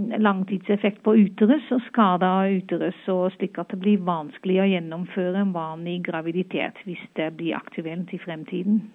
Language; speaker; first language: Norwegian; non-native, fluent; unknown